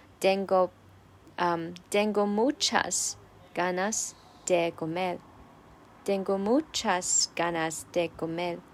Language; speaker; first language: Spanish; non-native, learner; Chinese